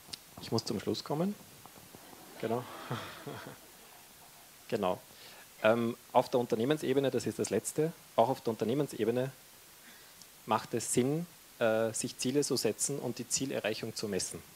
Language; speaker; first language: German; native; German